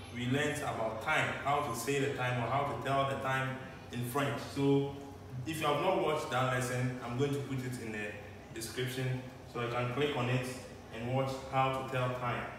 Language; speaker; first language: English; non-native, local second language; Akan